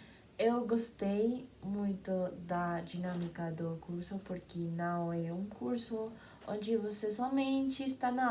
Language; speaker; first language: Portuguese; non-native, learner; Spanish